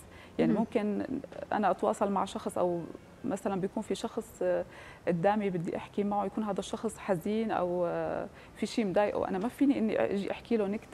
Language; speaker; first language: Arabic; native; Arabic